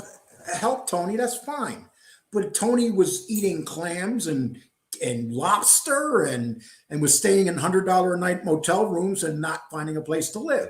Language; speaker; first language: English; native; English